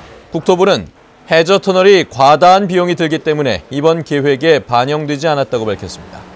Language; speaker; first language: Korean; native; Korean